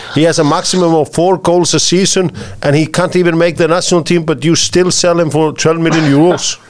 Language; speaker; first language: English; non-native, fluent; Icelandic